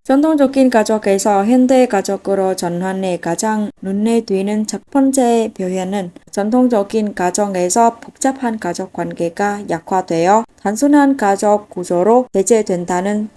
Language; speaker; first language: Korean; non-native, fluent; Vietnamese